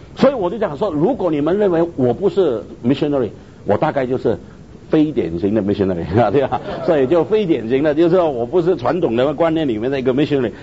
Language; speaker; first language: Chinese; native; Chinese